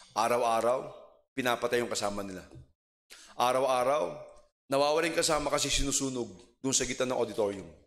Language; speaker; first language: Filipino; non-native, local second language; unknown